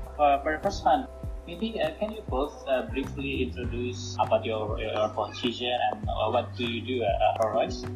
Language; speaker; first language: English; non-native, learner; Indonesian